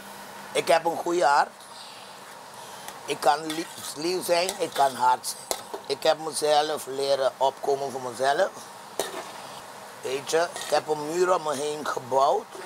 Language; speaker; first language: Dutch; non-native, fluent; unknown